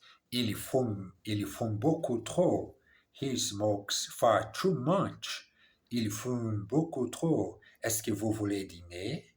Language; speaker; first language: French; non-native, learner; English